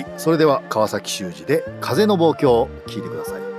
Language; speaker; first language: Japanese; native; Japanese